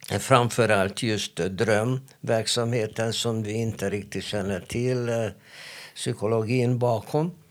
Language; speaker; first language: Swedish; non-native, fluent; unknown